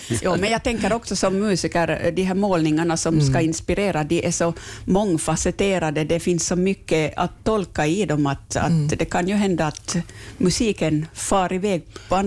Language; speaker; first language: Swedish; native; Swedish